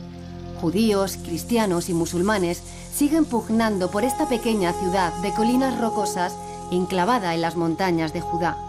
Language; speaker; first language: Spanish; native; Spanish